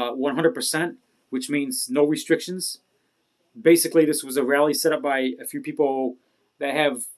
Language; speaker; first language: English; native; English